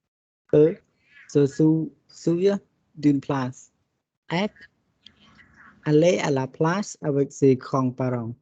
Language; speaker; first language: French; non-native, learner; Khmer